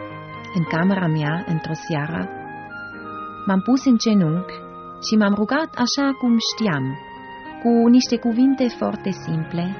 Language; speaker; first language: Romanian; non-native, fluent; German